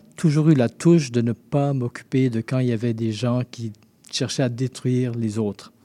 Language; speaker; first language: French; native; French